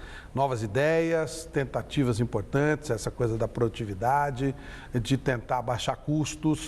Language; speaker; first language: Portuguese; native; Portuguese